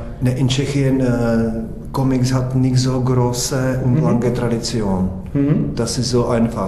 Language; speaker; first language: German; non-native, fluent; Czech